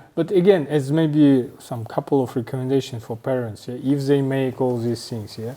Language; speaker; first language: English; non-native, fluent; Russian